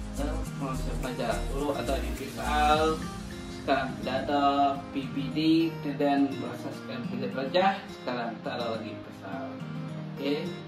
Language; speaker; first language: Malay; non-native, local second language; Iban